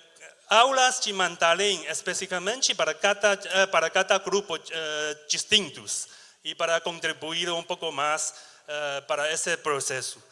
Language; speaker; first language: Portuguese; non-native, learner; Chinese